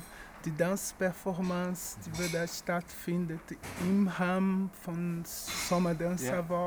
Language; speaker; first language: German; non-native, learner; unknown